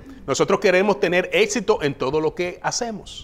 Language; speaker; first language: Spanish; native; Spanish